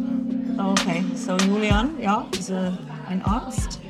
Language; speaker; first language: German; non-native, learner; English